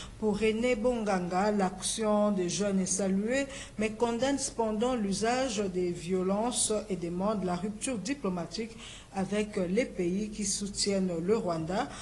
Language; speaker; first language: French; non-native, local second language; Lingala